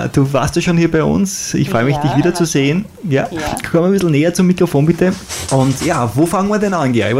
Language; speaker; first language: German; native; German